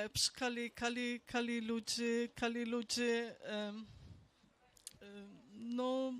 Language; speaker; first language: Polish; non-native, local second language; Belarusian